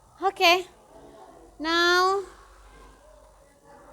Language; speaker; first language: English; non-native, fluent; Indonesian